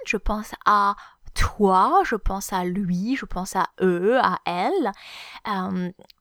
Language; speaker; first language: French; native; French